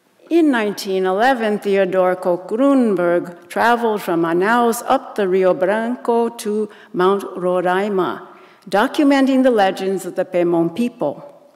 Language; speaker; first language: English; native; English